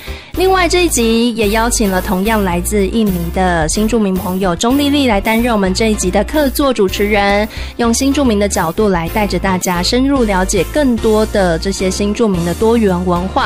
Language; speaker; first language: Chinese; native; Chinese